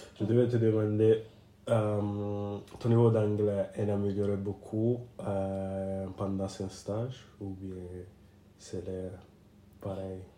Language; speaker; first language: French; non-native, learner; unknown